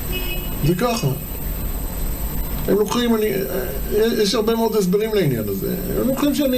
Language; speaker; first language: Hebrew; native; Hebrew